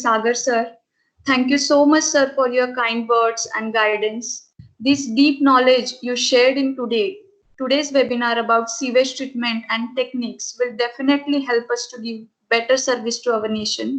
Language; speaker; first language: English; non-native, local second language; Marathi